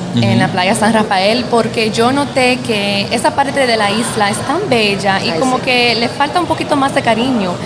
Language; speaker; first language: Spanish; early bilingual, heritage; Spanish